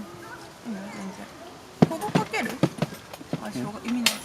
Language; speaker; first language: Japanese; native; Japanese